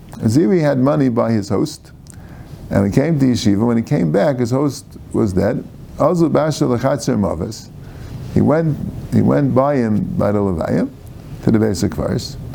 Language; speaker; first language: English; native; English